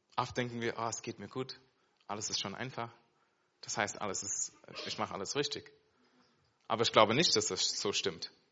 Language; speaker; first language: German; non-native, fluent; English